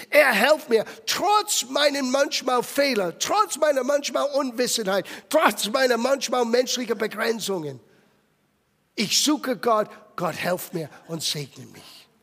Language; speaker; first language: German; non-native, fluent; English